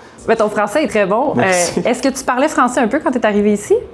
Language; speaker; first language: French; native; French